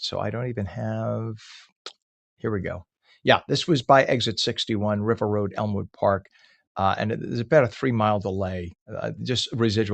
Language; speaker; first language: English; native; English